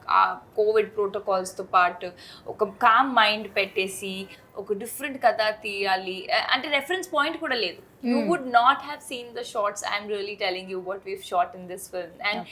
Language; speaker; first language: Telugu; non-native, fluent; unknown